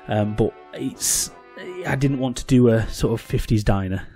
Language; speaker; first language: English; native; English